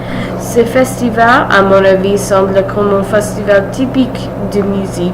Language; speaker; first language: French; non-native, learner; English